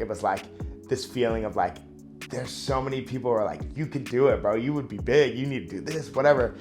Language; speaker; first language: English; native; English